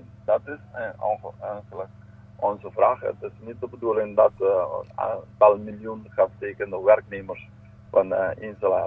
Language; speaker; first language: Dutch; non-native, local second language; Papiamento